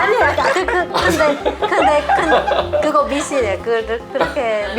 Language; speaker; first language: Korean; non-native, learner; Vietnamese